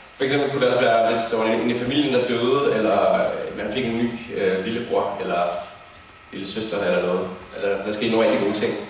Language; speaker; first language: Danish; native; Danish